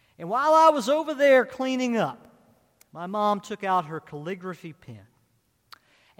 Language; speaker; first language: English; native; English